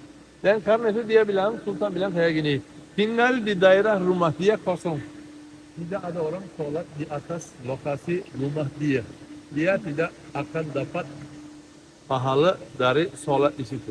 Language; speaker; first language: Indonesian; non-native, fluent; Turkish